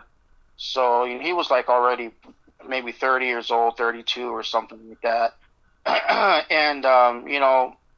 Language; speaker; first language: English; native; English